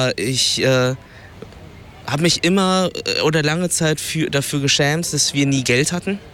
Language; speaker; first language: German; early bilingual, other home language; Vietnamese